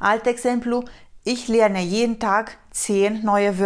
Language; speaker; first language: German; non-native, fluent; Romanian